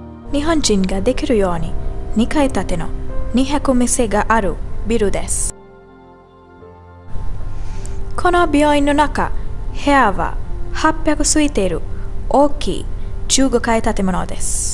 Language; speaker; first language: Japanese; non-native, learner; Sinhala